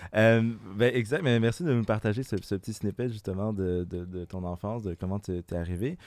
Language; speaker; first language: French; native; French